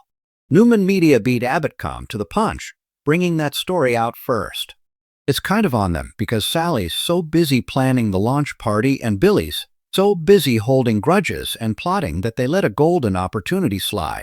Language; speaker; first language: English; native; English